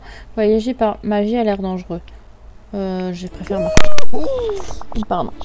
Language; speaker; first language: French; native; French